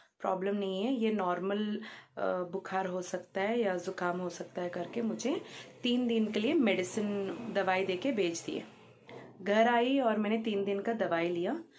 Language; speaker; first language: Hindi; non-native, local second language; Telugu